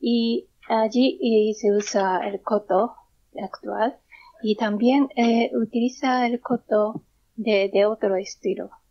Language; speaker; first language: Spanish; non-native, learner; Japanese